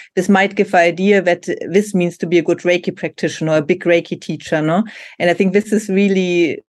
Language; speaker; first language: English; non-native, fluent; German